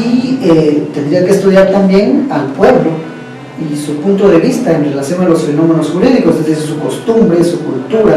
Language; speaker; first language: Spanish; native; Spanish